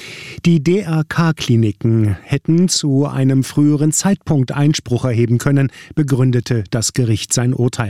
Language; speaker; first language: German; native; German